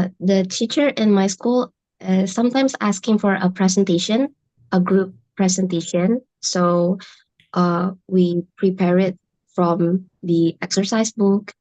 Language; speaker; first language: English; non-native, learner; Indonesian